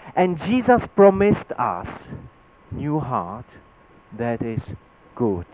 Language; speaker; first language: English; non-native, fluent; Czech